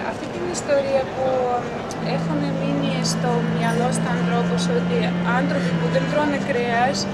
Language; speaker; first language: Greek; non-native, fluent; Ukrainian